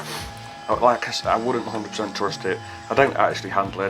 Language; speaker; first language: English; native; English